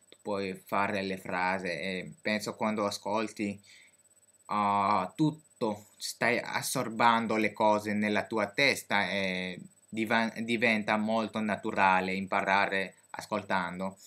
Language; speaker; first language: Italian; non-native, fluent; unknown